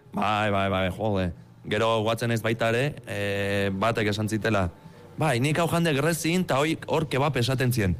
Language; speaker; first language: Basque; early bilingual, other home language; Romanian